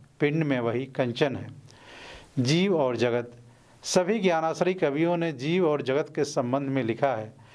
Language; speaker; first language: Hindi; native; Hindi